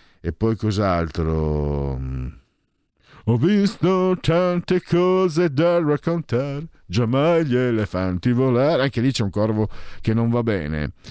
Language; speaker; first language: Italian; native; Italian